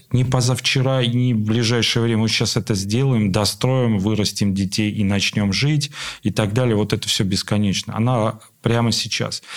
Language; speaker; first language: Russian; non-native, local second language; Armenian